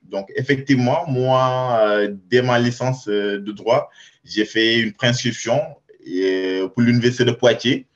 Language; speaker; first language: French; non-native, local second language; Wolof